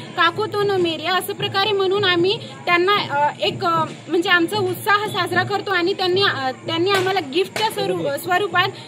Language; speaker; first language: Marathi; non-native, local second language; Lambadi